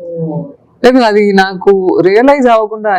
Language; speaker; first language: Telugu; non-native, learner; Tamil